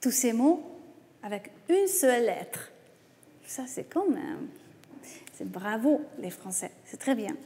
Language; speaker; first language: French; non-native, fluent; Hungarian